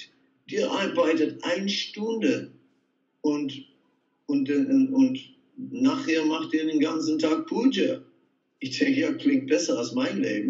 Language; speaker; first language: German; non-native, fluent; Dutch